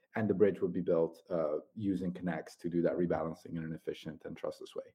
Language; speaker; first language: English; non-native, fluent; Italian